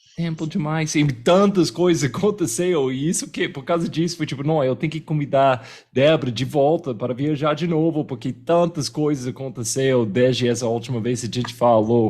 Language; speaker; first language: Portuguese; non-native, fluent; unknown